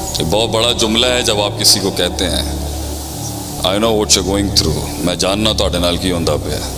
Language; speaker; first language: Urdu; non-native, local second language; Punjabi